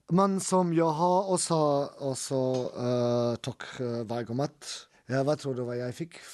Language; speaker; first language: Norwegian; non-native, learner; German